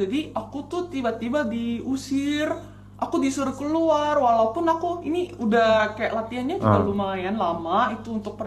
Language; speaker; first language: Indonesian; non-native, fluent; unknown